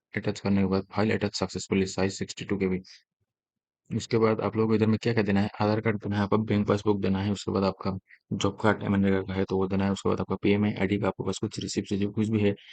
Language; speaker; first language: Hindi; non-native, local second language; Assamese